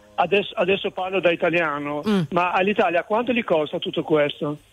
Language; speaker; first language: Italian; non-native, fluent; Albanian